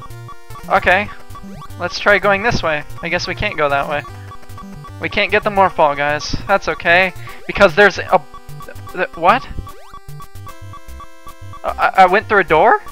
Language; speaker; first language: English; native; English